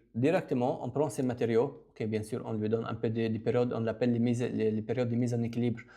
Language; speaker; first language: French; non-native, local second language; Arabic